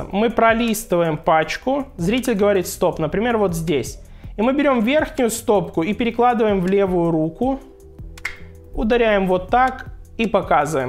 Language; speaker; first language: Russian; native; Russian